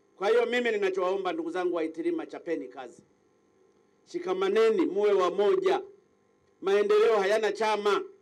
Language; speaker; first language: Swahili; native; Swahili